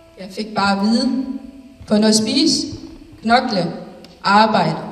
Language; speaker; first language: Danish; early bilingual, other home language; Somali